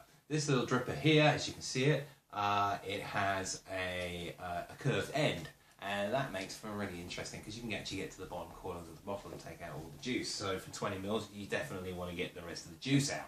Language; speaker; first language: English; native; English